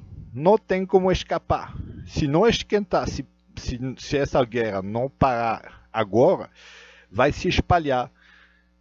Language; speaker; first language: Portuguese; non-native, fluent; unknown